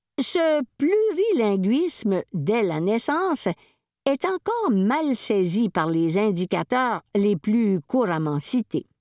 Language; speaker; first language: French; native; French